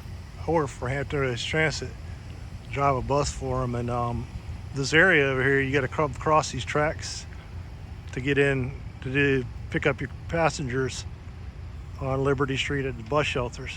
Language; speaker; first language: English; native; English